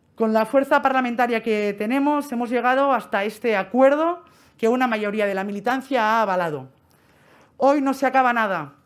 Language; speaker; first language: Spanish; non-native, local second language; Catalan